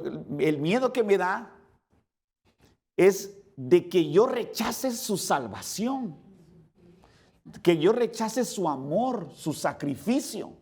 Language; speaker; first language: Spanish; native; Spanish